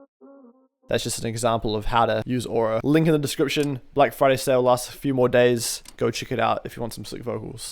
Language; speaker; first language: English; native; English